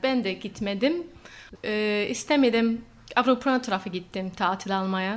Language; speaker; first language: Turkish; non-native, learner; English